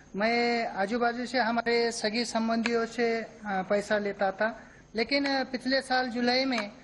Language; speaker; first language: Hindi; non-native, local second language; Marathi